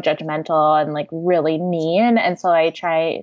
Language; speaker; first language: English; native; English